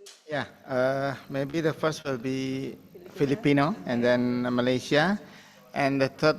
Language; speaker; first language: English; non-native, fluent; Indonesian